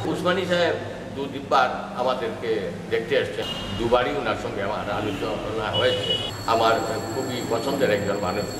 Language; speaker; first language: Bangla; native; Bangla